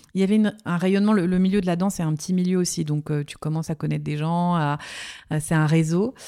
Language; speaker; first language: French; native; French